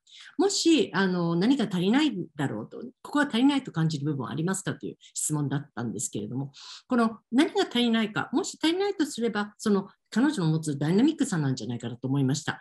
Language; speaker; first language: Japanese; native; Japanese